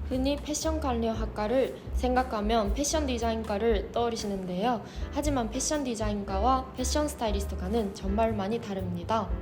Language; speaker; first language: Korean; non-native, fluent; Japanese